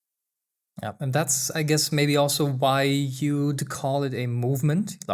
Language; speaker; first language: English; non-native, fluent; German